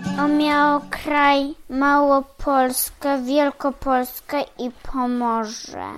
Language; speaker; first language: Polish; early bilingual, heritage; Polish